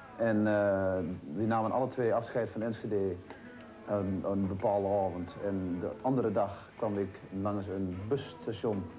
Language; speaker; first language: Dutch; native; Dutch